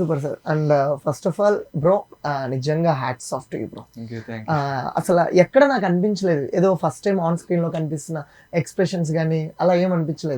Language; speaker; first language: Telugu; native; Telugu